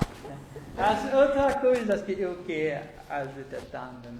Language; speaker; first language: Portuguese; non-native, learner; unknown